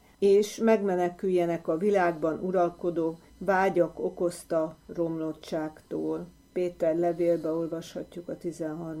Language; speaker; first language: Hungarian; native; Hungarian